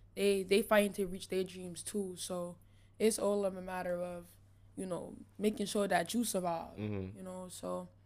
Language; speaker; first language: English; native; English